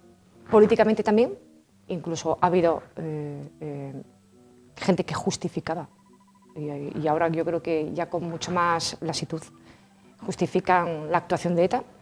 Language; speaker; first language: Spanish; native; Spanish